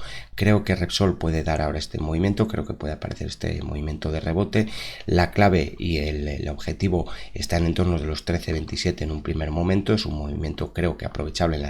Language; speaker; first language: Spanish; native; Spanish